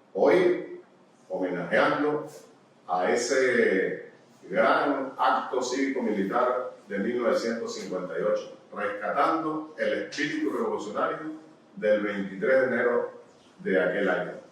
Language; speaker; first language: Spanish; native; Spanish